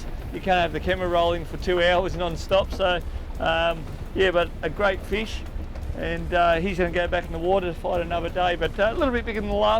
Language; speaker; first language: English; native; English